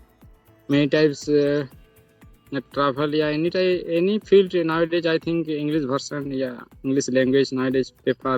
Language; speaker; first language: English; non-native, learner; Santali